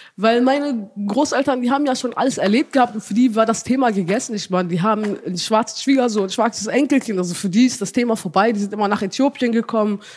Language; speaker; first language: German; early bilingual, heritage; German